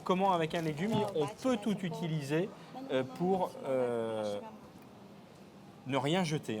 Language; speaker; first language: French; native; French